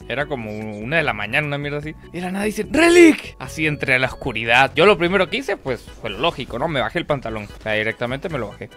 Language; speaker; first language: Spanish; native; Spanish